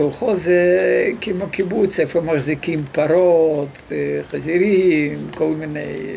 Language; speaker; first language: Hebrew; non-native, fluent; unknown